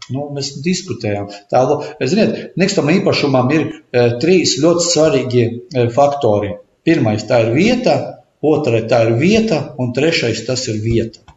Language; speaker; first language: Latvian; non-native, local second language; Russian